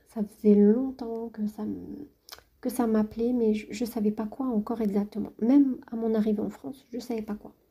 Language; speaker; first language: French; native; French